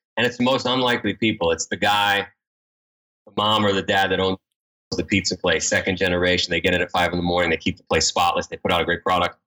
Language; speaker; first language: English; native; English